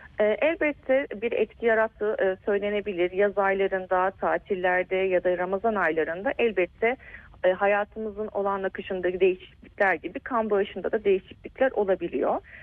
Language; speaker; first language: Turkish; native; Turkish